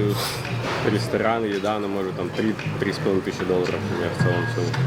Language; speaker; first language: Russian; native; Russian